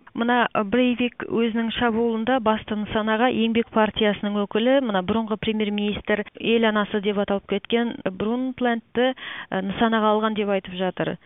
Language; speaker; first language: Kazakh; native; Kazakh